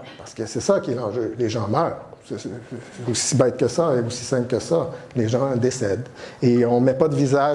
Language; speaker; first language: French; native; French